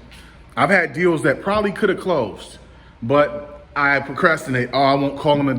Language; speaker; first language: English; native; English